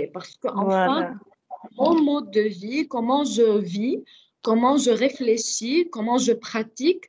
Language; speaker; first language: French; non-native, fluent; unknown